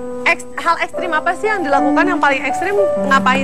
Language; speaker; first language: Indonesian; native; Indonesian